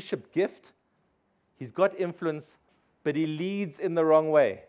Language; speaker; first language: English; native; English